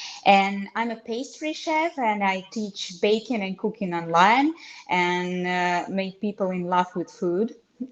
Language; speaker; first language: English; non-native, fluent; Russian